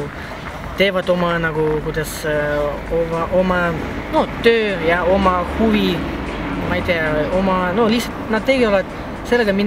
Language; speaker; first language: Estonian; non-native, local second language; Russian